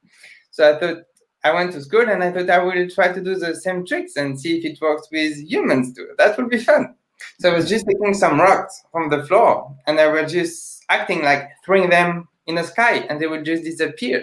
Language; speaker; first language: English; non-native, fluent; French